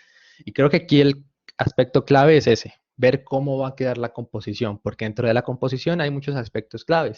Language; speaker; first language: Spanish; native; Spanish